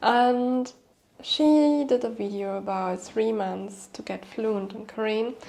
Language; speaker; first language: English; non-native, fluent; German